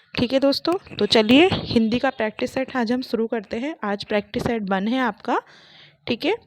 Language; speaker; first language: Hindi; native; Hindi